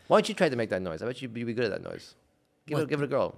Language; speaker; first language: English; native; English